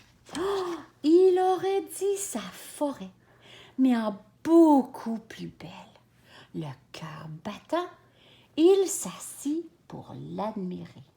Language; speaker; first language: French; native; French